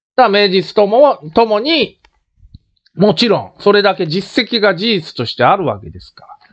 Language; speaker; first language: Japanese; native; Japanese